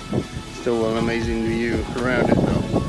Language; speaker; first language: English; native; English